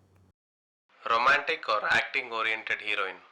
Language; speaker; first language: Kannada; native; Kannada